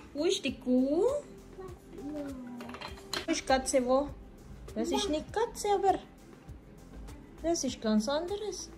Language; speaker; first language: German; non-native, learner; Filipino